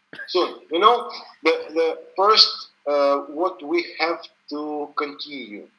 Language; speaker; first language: English; non-native, learner; Russian